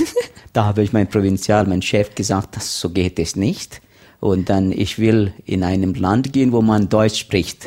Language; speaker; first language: German; non-native, learner; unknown